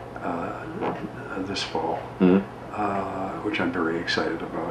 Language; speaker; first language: English; native; English